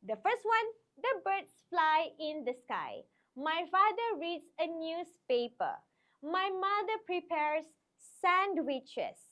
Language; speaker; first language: English; non-native, local second language; Malay